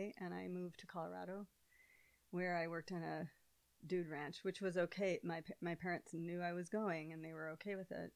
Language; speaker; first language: English; native; English